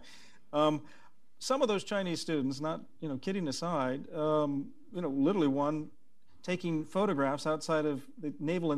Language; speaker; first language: English; native; English